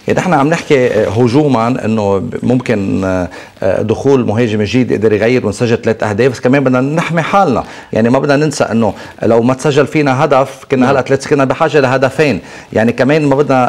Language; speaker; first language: Arabic; native; Arabic